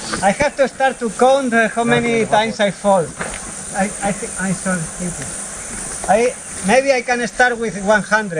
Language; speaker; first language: English; non-native, learner; Spanish